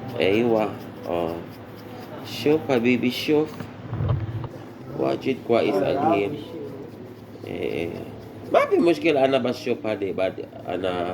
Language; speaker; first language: Arabic; non-native, learner; Filipino